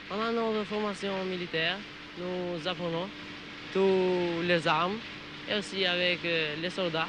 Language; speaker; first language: French; non-native, learner; Albanian